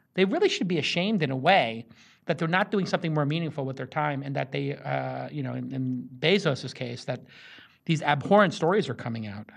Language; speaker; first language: English; native; English